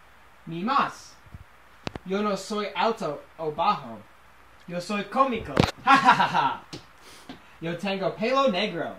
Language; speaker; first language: Spanish; non-native, learner; English